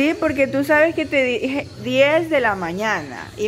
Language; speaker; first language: Spanish; native; Spanish